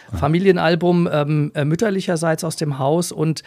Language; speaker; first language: German; native; German